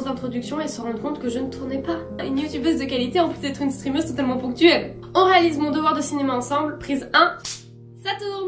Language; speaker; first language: French; native; French